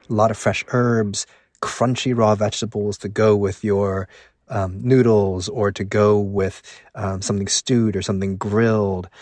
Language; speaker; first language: English; early bilingual, other home language; Cantonese